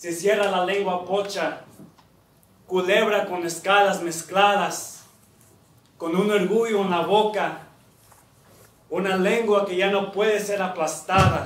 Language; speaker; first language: Spanish; early bilingual, heritage; Spanish